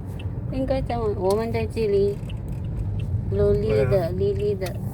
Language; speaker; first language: Chinese; non-native, learner; Filipino